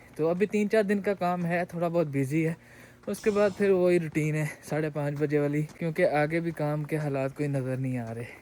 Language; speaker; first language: Urdu; non-native, local second language; Punjabi